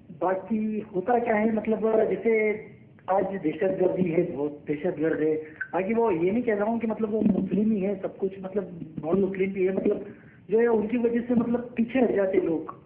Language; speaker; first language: Urdu; native; Urdu